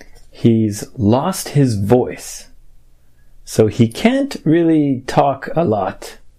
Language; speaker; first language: English; native; English